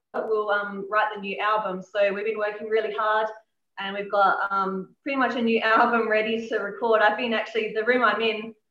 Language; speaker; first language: English; native; English